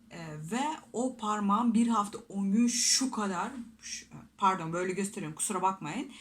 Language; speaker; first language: Turkish; non-native, fluent; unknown